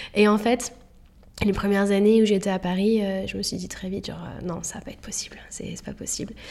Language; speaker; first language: French; native; French